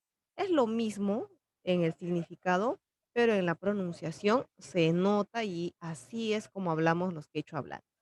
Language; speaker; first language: Spanish; non-native, local second language; Quechua